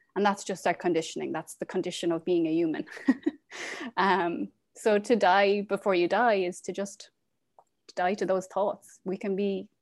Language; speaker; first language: English; native; English